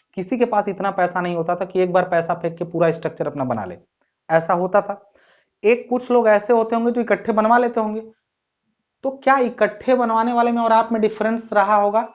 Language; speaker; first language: Hindi; native; Hindi